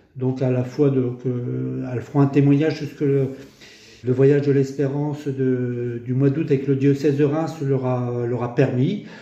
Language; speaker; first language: French; native; French